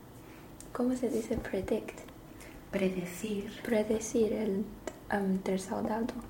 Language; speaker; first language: Spanish; non-native, learner; Chinese